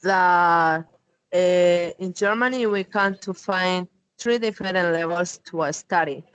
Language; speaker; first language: English; non-native, learner; Spanish